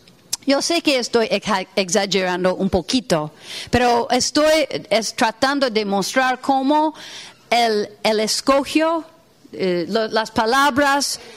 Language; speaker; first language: Spanish; non-native, fluent; English